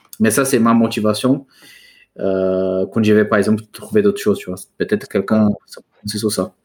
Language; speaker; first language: French; non-native, fluent; Portuguese